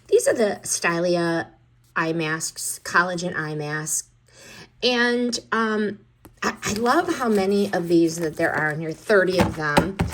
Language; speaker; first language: English; native; English